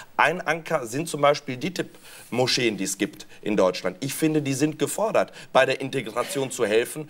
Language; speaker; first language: German; early bilingual, other home language; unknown